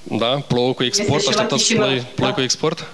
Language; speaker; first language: Romanian; native; Romanian